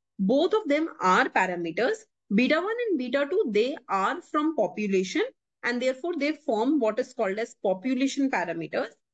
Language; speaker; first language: English; non-native, local second language; Hindi